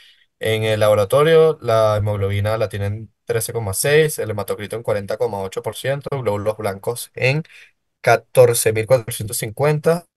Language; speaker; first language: Spanish; native; Spanish